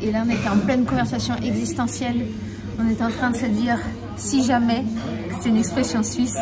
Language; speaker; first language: French; native; French